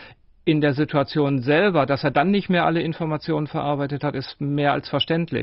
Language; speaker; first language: German; native; German